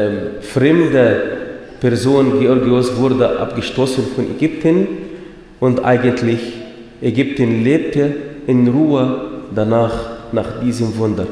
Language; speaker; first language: German; non-native, fluent; Arabic